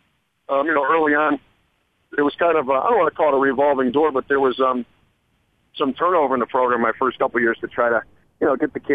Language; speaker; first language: English; native; English